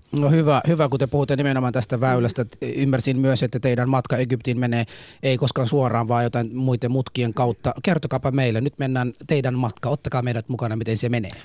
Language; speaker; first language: Finnish; early bilingual, other home language; Somali